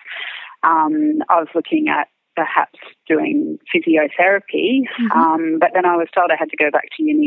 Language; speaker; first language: English; native; English